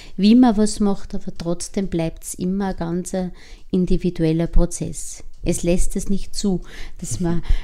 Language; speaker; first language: German; native; German